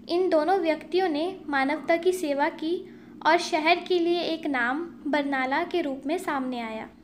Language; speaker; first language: Hindi; native; Hindi